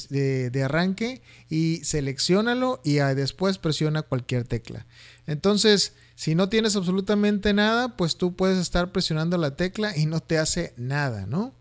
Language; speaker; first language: Spanish; native; Spanish